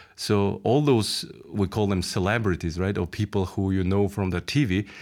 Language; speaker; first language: English; non-native, fluent; Mongolian